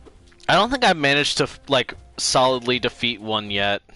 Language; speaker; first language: English; native; English